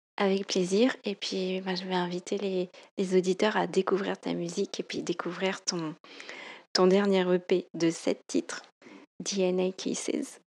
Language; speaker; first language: French; native; French